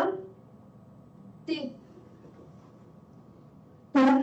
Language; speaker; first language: Spanish; native; Spanish